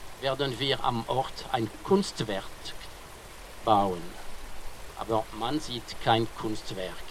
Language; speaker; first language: German; non-native, fluent; French